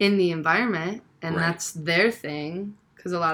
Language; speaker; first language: English; native; English